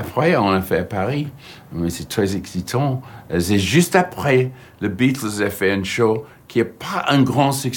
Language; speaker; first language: French; non-native, fluent; English